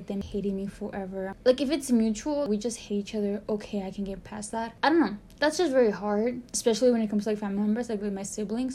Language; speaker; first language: English; early bilingual, other home language; Spanish